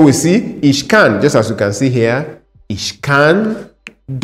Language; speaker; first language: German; non-native, fluent; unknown